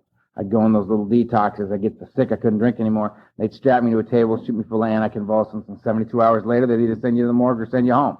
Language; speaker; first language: English; native; English